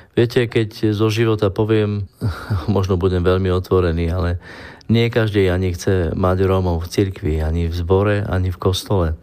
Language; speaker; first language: Slovak; non-native, local second language; Romany